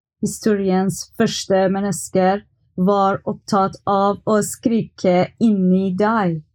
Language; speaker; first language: Norwegian; non-native, learner; Persian